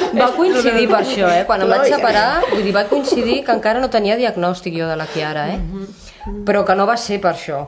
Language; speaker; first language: Catalan; non-native, fluent; Italian